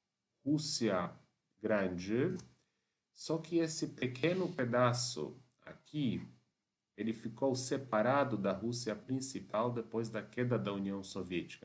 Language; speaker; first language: Portuguese; non-native, fluent; Polish